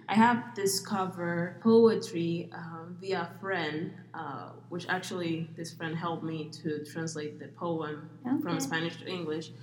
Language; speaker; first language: English; non-native, local second language; Spanish